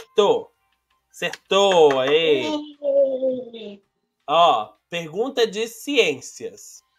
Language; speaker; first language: Portuguese; native; Portuguese